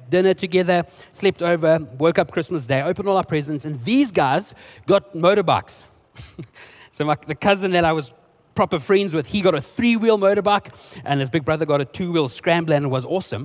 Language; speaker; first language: English; non-native, local second language; Afrikaans